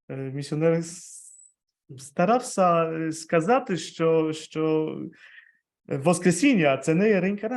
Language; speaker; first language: Ukrainian; non-native, fluent; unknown